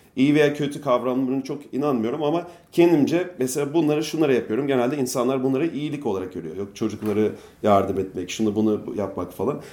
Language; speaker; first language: Turkish; non-native, fluent; English